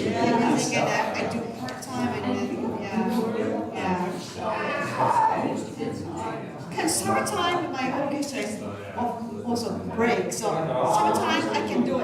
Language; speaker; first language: English; non-native, learner; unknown